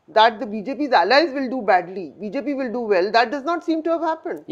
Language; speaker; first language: English; non-native, local second language; Hindi